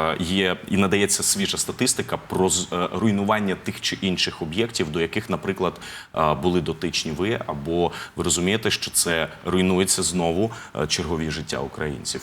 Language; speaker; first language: Ukrainian; native; Ukrainian